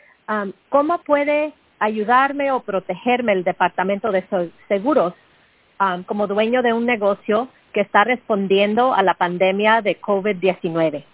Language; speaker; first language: Spanish; early bilingual, heritage; Spanish